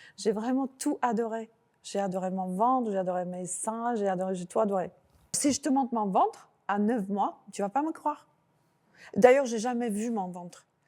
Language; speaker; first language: French; non-native, fluent; Slovak